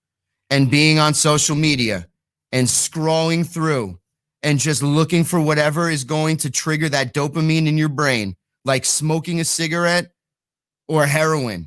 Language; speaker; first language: English; native; English